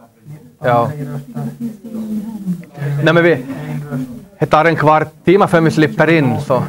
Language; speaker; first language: Swedish; native; Swedish